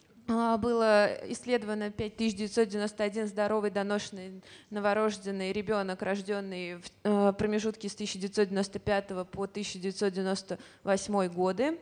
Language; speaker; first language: Russian; native; Russian